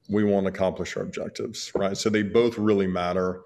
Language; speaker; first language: English; native; English